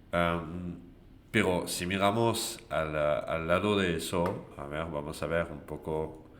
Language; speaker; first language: Spanish; non-native, fluent; French